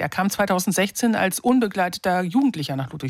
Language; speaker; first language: German; native; German